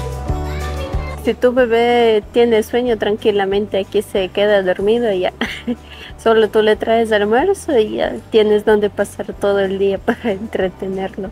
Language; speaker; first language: Spanish; non-native, fluent; Ukrainian